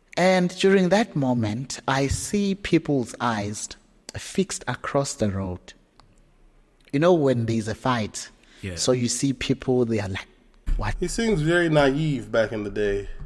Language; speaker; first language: English; non-native, local second language; Zulu